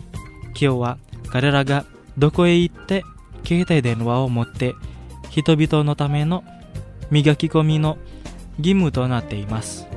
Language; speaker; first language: Japanese; non-native, fluent; Indonesian